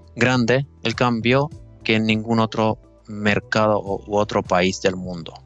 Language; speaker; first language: Spanish; non-native, fluent; Finnish